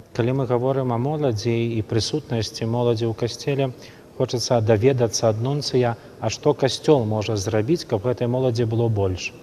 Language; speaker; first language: Belarusian; native; Belarusian